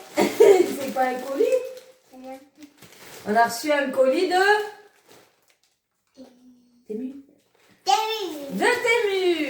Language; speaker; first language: French; native; French